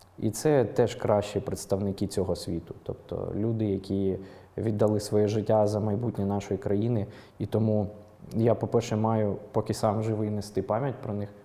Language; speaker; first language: Ukrainian; non-native, local second language; Russian